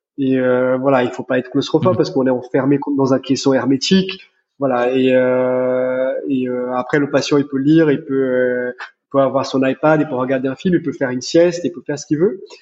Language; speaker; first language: French; non-native, fluent; Portuguese